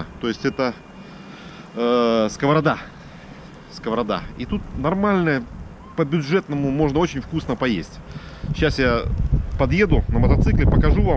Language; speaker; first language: Russian; native; Russian